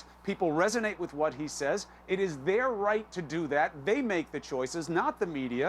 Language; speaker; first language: English; native; English